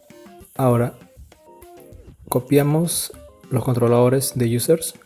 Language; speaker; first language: Spanish; native; Spanish